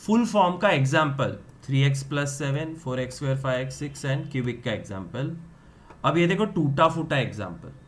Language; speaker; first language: Hindi; non-native, local second language; Gujarati